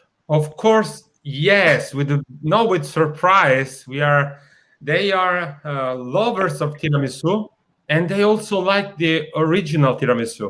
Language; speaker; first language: English; non-native, learner; Italian